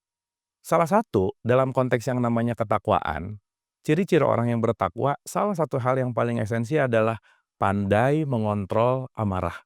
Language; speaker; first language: Indonesian; native; Indonesian